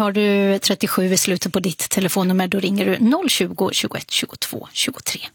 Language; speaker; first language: Swedish; native; Swedish